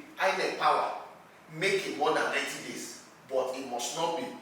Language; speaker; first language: Nigerian Pidgin; non-native, local second language; Yoruba